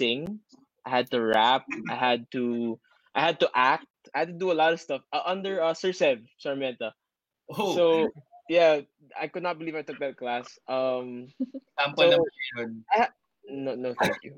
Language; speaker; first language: English; native; English